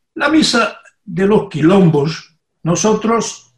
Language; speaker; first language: Spanish; non-native, fluent; Portuguese